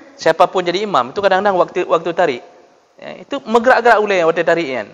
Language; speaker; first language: Malay; non-native, local second language; Achinese